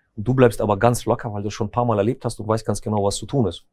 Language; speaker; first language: German; early bilingual, other home language; Russian